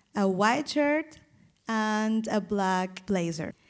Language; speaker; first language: English; non-native, fluent; Spanish